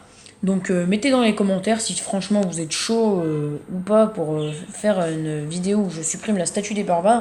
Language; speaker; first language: French; native; French